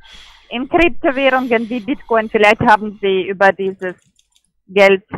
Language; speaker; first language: German; non-native, learner; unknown